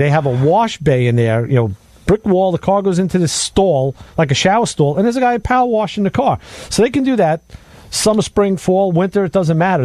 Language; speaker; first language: English; native; English